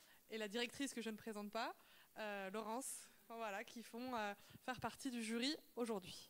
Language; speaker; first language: French; native; French